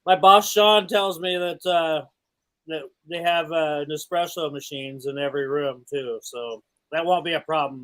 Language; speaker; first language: English; native; English